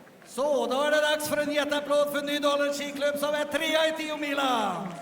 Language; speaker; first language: Swedish; native; Swedish